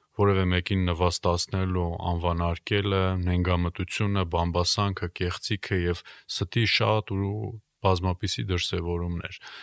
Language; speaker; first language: Armenian; native; Armenian